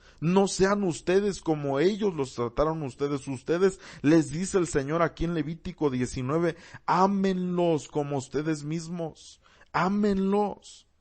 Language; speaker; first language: Spanish; early bilingual, heritage; Spanish